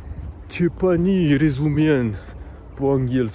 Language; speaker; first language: Polish; non-native, learner; French